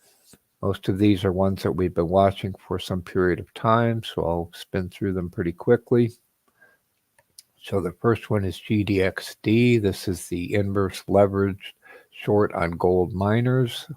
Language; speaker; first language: English; native; English